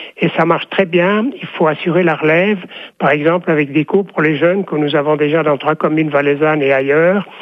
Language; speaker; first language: French; native; French